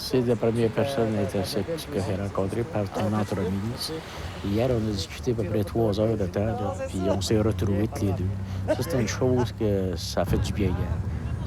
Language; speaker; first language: French; native; French